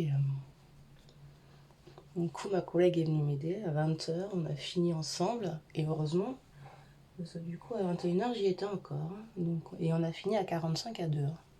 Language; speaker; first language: French; native; French